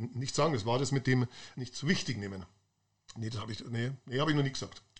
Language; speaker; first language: German; native; German